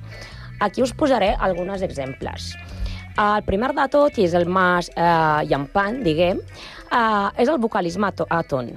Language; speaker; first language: Catalan; non-native, learner; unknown